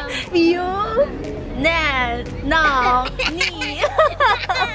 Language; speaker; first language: Hungarian; non-native, learner; Chinese